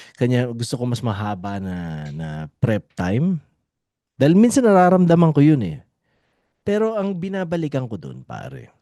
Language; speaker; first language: Filipino; native; Filipino